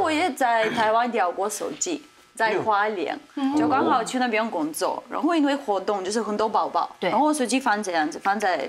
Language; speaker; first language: Chinese; non-native, fluent; French